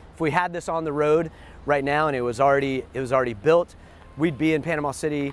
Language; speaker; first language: English; native; English